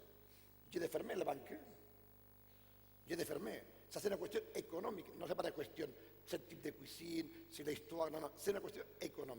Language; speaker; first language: French; non-native, fluent; Catalan